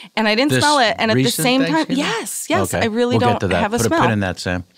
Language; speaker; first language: English; native; English